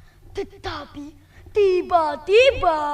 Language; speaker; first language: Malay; non-native, local second language; Javanese